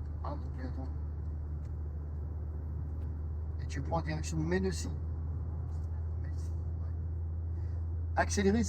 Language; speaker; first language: French; native; French